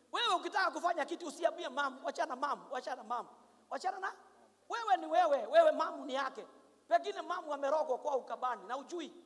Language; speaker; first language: Swahili; non-native, local second language; Kikuyu